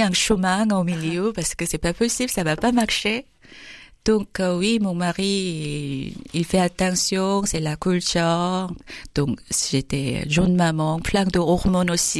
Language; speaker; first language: French; non-native, fluent; Korean